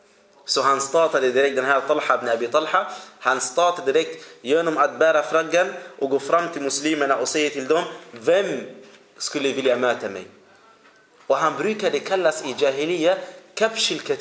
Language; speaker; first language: Swedish; early bilingual, other home language; Arabic